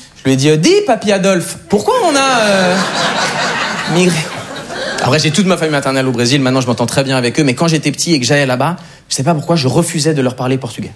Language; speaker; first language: French; native; French